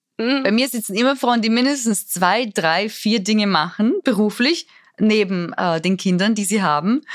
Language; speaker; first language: German; native; German